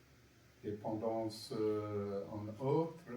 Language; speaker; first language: French; non-native, learner; English